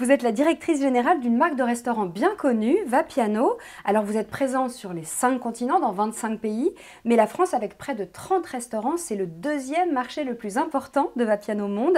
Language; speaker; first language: French; native; French